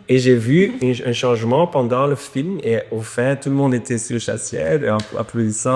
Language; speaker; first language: French; non-native, local second language; Dutch